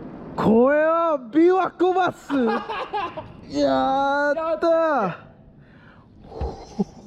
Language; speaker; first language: Japanese; non-native, learner; English